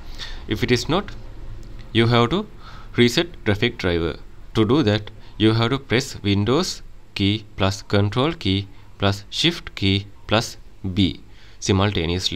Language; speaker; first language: English; non-native, fluent; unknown